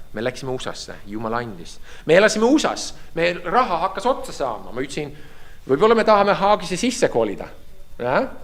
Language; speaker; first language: Estonian; early bilingual, heritage; Estonian